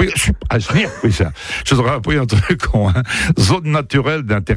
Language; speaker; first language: French; native; French